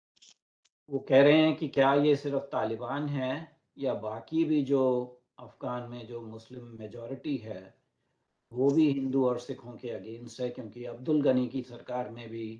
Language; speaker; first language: Hindi; native; Hindi